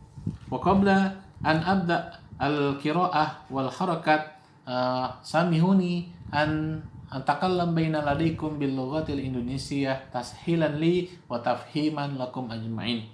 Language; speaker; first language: Arabic; non-native, fluent; Indonesian